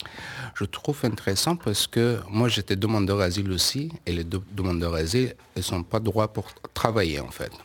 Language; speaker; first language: French; non-native, learner; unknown